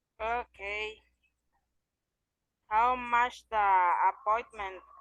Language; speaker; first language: English; non-native, learner; Spanish